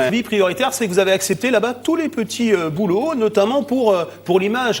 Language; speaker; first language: French; native; French